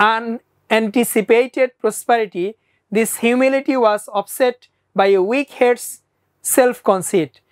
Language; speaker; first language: English; non-native, local second language; Bangla